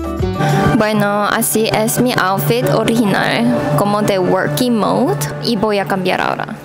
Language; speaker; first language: Spanish; non-native, fluent; Korean